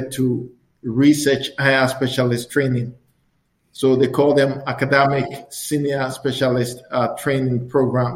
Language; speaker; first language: English; non-native, local second language; Akan